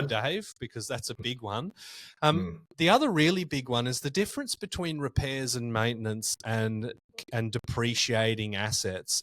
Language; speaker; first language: English; native; English